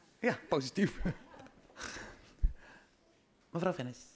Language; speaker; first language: Dutch; native; Dutch